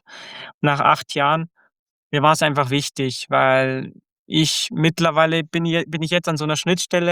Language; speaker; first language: German; early bilingual, other home language; Croatian